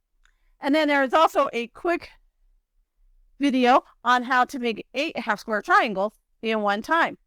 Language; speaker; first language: English; native; English